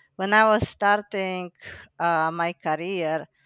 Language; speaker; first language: English; non-native, fluent; Polish